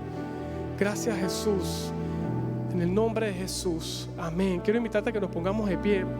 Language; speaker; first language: Spanish; native; Spanish